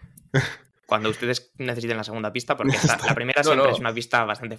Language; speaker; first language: Spanish; native; Spanish